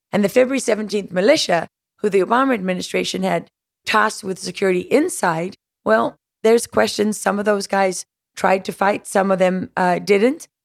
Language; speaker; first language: English; native; English